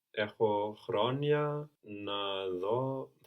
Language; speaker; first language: Greek; non-native, learner; English